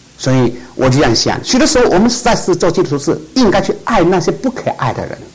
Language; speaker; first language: Chinese; non-native, local second language; Cantonese